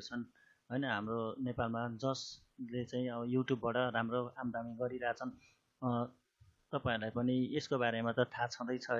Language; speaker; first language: Nepali; native; Nepali